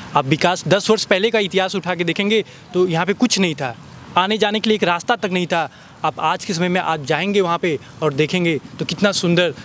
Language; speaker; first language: Hindi; native; Hindi